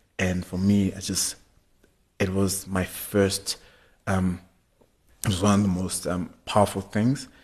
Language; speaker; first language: English; non-native, local second language; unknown